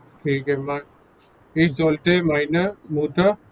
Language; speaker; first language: German; non-native, learner; Urdu